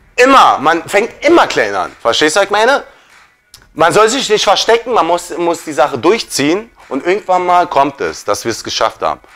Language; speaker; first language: German; early bilingual, other home language; Turkish